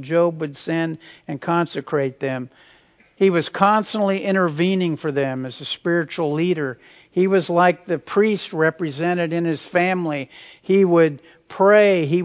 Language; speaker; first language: English; native; English